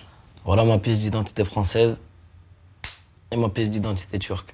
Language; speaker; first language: French; early bilingual, other home language; Turkish